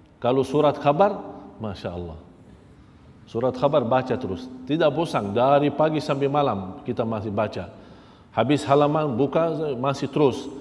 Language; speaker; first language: Malay; non-native, fluent; Arabic